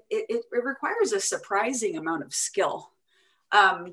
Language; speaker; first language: English; native; English